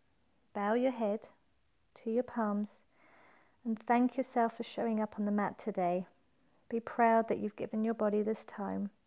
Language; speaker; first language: English; native; English